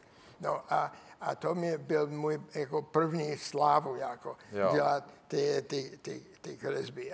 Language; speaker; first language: Czech; non-native, learner; English